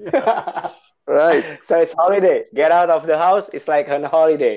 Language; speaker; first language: English; non-native, learner; Indonesian